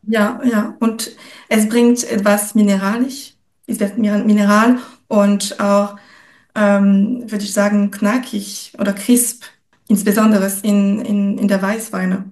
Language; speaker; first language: German; non-native, fluent; French